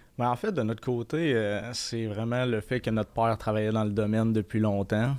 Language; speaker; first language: French; native; French